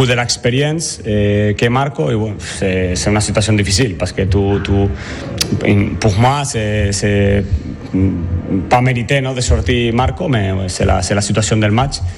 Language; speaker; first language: French; non-native, learner; Spanish